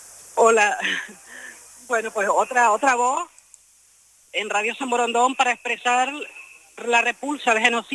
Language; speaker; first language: Spanish; native; Spanish